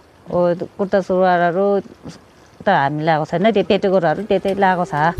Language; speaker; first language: Nepali; non-native, local second language; Sherpa